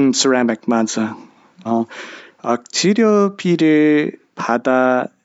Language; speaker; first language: Korean; non-native, learner; English